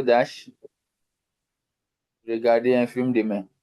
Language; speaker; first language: French; non-native, fluent; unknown